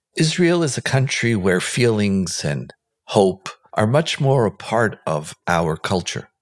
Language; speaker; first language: English; non-native, fluent; Hebrew